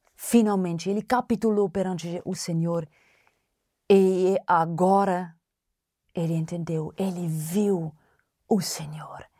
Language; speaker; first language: Portuguese; non-native, fluent; German